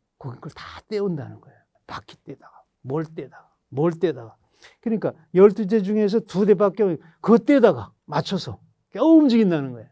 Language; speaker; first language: Korean; native; Korean